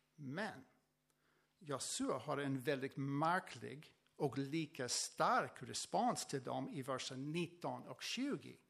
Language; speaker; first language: Swedish; non-native, fluent; English